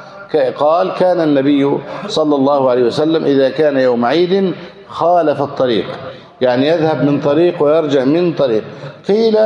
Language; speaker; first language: Arabic; native; Arabic